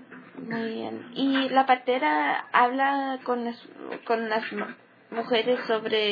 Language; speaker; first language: Spanish; early bilingual, heritage; English